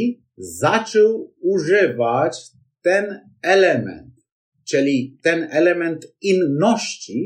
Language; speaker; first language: Polish; non-native, fluent; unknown